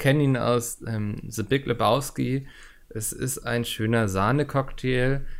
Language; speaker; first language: German; native; German